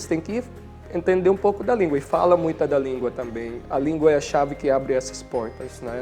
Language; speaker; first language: Portuguese; non-native, fluent; Filipino